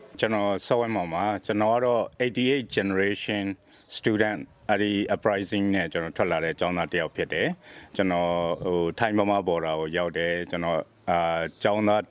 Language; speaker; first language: Burmese; native; Burmese